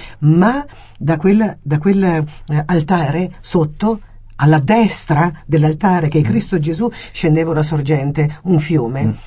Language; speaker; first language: Italian; native; Italian